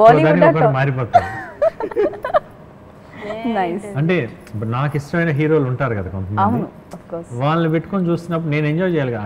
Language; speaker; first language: Telugu; native; Telugu